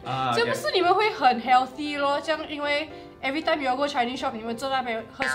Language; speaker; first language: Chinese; non-native, local second language; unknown